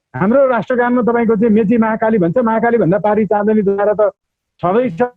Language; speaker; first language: Nepali; native; Nepali